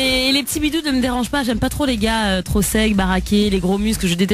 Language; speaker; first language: French; native; French